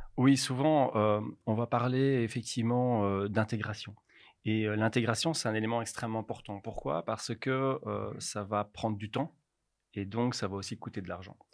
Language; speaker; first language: French; native; French